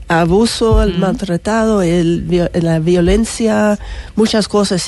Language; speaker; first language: Spanish; non-native, learner; English